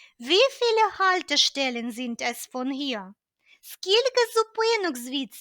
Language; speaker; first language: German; non-native, fluent; Ukrainian